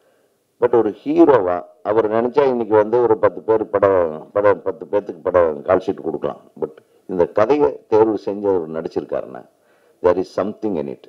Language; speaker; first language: Tamil; native; Tamil